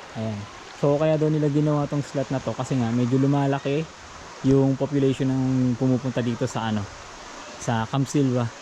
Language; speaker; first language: Filipino; native; Filipino